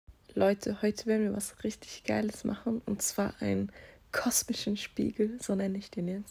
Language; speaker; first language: German; native; German